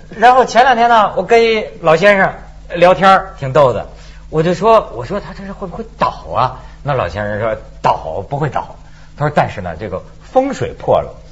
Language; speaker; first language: Chinese; native; Chinese